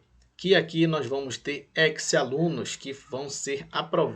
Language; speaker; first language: Portuguese; native; Portuguese